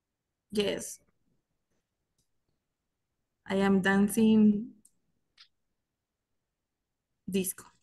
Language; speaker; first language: English; non-native, learner; Spanish